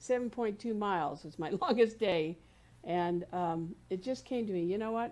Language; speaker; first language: English; native; English